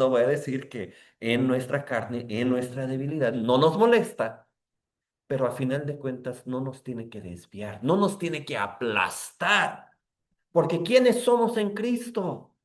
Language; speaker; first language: Spanish; native; Spanish